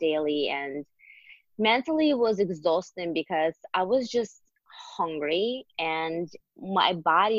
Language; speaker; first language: English; non-native, fluent; Russian